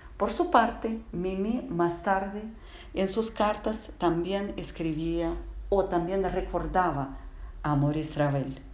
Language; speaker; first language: Spanish; non-native, fluent; Russian